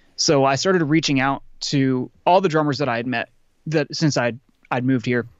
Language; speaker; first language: English; native; English